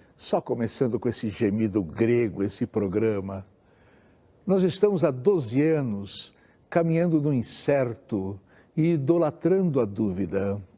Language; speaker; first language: Portuguese; native; Portuguese